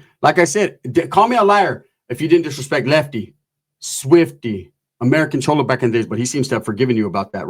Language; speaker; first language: English; native; English